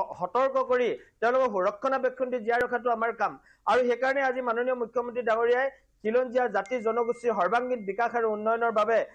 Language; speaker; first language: Assamese; native; Assamese